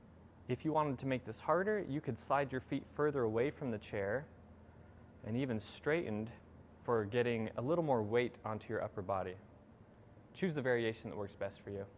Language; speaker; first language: English; native; English